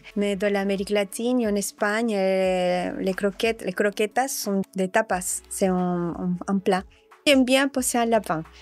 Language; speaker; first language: French; non-native, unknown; Spanish